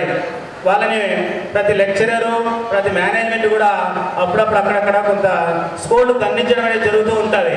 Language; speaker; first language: Telugu; native; Telugu